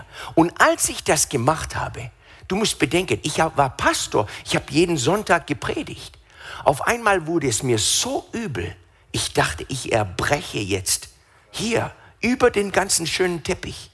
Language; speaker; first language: German; non-native, fluent; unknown